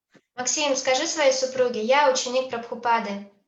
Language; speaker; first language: Russian; native; Russian